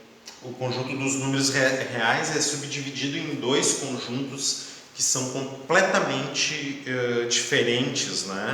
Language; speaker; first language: Portuguese; native; Portuguese